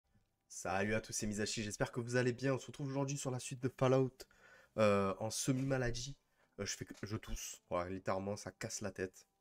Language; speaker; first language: French; native; French